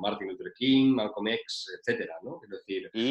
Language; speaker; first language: Spanish; native; Spanish